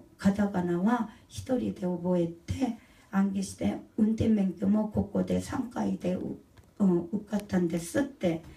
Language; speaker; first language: Japanese; non-native, learner; Korean